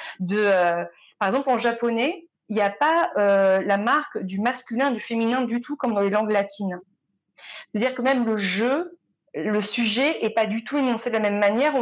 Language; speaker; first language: French; native; French